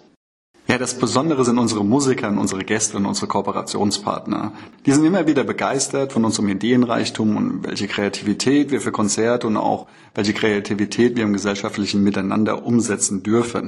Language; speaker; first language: German; native; German